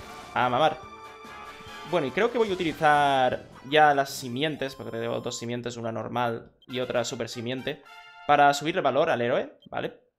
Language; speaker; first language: Spanish; native; Spanish